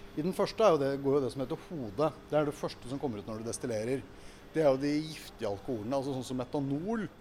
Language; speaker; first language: Norwegian; native; Norwegian